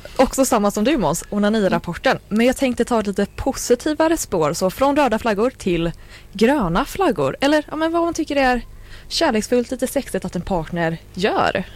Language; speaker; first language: Swedish; native; Swedish